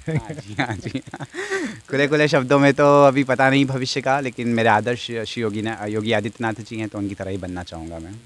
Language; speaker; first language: Hindi; non-native, fluent; English